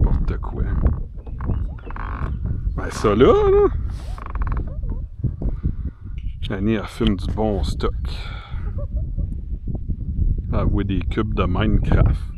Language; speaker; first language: French; native; French